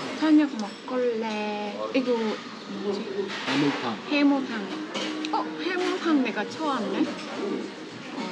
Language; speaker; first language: Korean; non-native, learner; Vietnamese